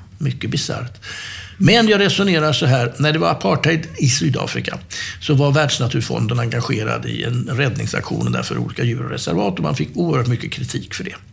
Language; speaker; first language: Swedish; native; Swedish